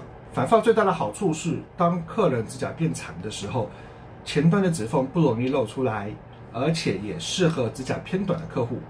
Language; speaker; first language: Chinese; native; Chinese